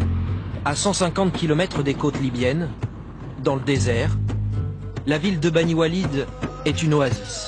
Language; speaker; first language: French; native; French